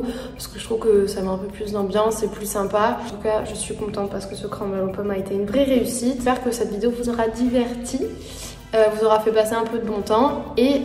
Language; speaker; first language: French; native; French